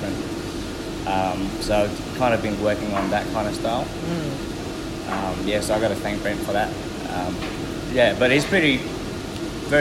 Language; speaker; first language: English; native; English